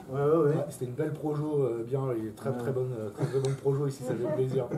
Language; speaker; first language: French; native; French